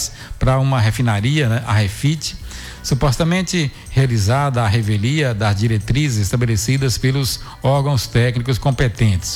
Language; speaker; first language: Portuguese; native; Portuguese